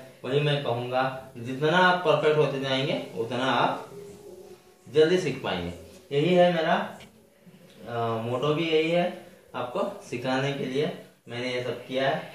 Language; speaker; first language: Hindi; non-native, local second language; Kannada